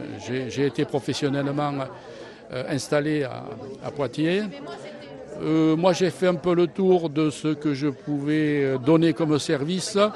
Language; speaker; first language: French; native; French